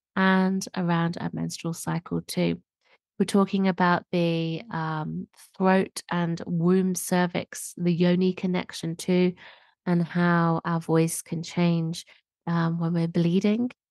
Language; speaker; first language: English; native; English